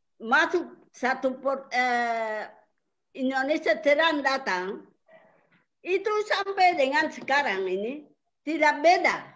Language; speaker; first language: Indonesian; non-native, local second language; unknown